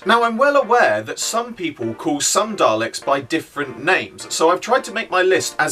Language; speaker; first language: English; native; English